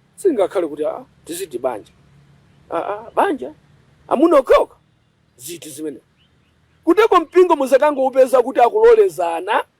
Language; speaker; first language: Nyanja; native; Nyanja